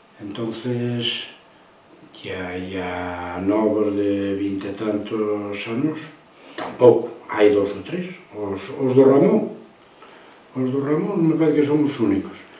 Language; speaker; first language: Galician; native; Galician